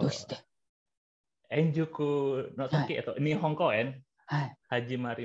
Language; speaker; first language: Japanese; non-native, learner; Indonesian